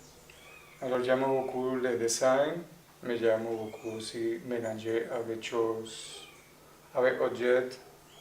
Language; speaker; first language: French; non-native, fluent; Spanish